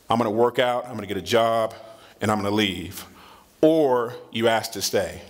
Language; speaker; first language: English; native; English